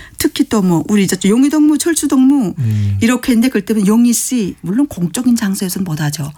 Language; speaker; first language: Korean; native; Korean